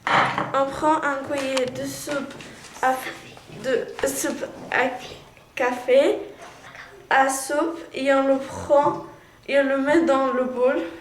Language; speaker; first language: French; non-native, learner; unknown